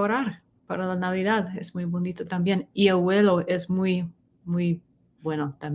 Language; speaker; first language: Spanish; non-native, learner; English